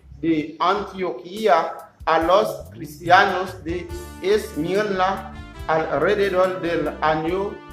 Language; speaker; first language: Spanish; non-native, learner; Haitian Creole